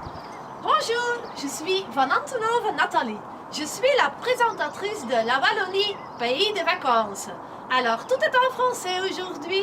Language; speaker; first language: French; non-native, learner; Dutch